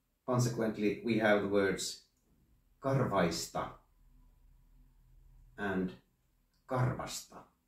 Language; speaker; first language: English; non-native, fluent; Finnish